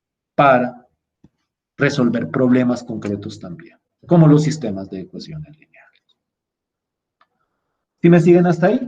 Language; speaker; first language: Spanish; native; Spanish